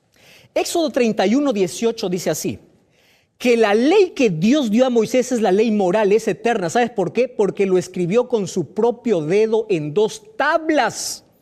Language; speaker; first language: Spanish; native; Spanish